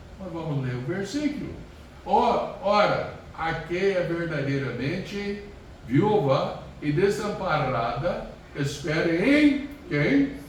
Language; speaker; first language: Portuguese; non-native, fluent; English